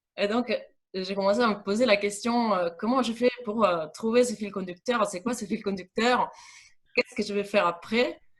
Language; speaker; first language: French; non-native, fluent; Italian